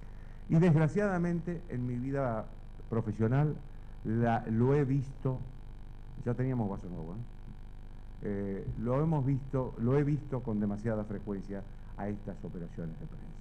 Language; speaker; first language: Spanish; native; Spanish